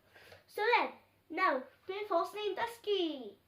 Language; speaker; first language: Welsh; non-native, local second language; English